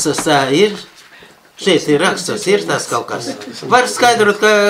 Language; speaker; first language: Latvian; non-native, local second language; Russian